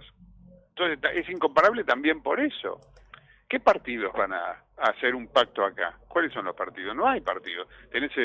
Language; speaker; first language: Spanish; native; Spanish